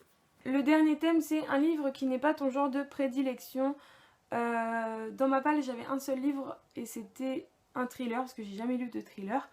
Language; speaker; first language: French; native; French